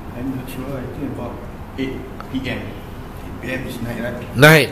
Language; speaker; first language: English; non-native, local second language; Malay